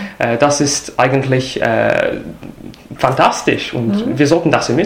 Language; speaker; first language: German; non-native, fluent; English